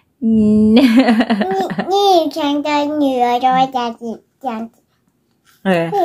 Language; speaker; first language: Chinese; non-native, learner; Indonesian